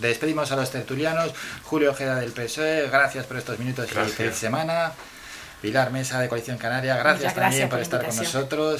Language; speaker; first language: Spanish; native; Spanish